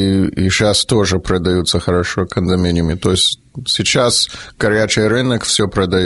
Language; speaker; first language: Russian; early bilingual, heritage; Russian